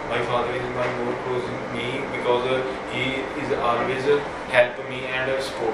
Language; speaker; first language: English; non-native, learner; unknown